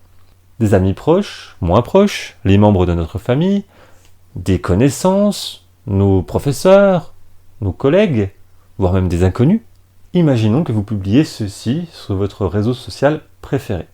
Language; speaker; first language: French; native; French